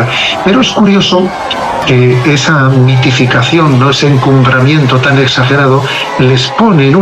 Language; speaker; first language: Spanish; native; Spanish